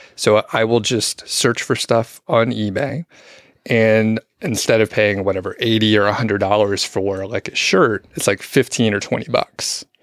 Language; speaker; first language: English; early bilingual, other home language; Filipino